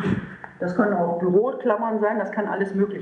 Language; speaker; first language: German; native; German